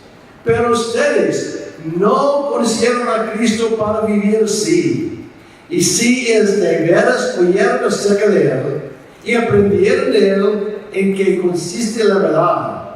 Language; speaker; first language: Spanish; non-native, fluent; English